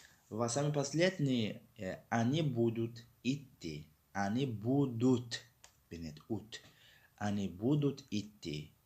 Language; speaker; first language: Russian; non-native, fluent; Tajik